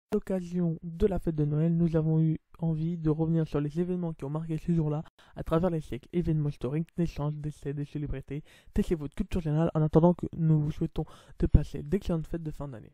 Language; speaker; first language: French; native; French